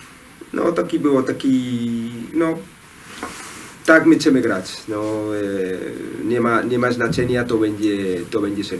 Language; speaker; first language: Polish; non-native, learner; Spanish